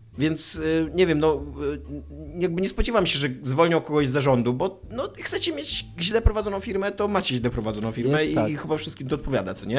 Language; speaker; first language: Polish; native; Polish